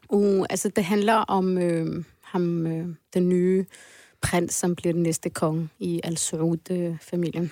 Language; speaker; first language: Danish; early bilingual, other home language; Arabic